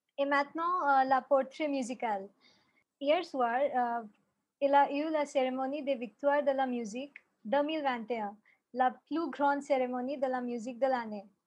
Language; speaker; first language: French; non-native, fluent; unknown